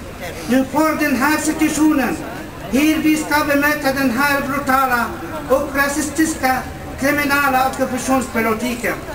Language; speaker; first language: Swedish; non-native, fluent; Arabic